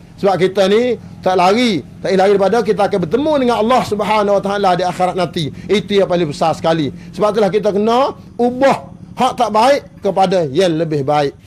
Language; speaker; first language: Malay; native; Malay